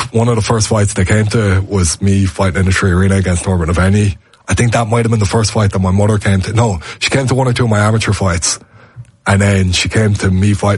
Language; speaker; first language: English; native; English